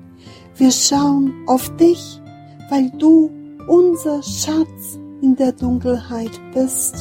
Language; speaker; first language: German; non-native, fluent; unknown